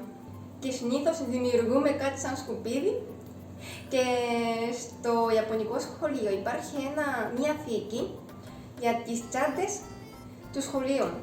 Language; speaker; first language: Greek; non-native, fluent; Japanese